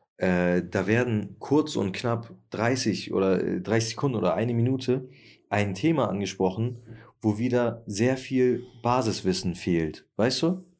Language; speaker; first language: German; early bilingual, other home language; Turkish